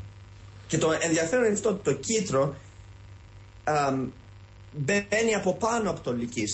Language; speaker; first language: Greek; early bilingual, heritage; Greek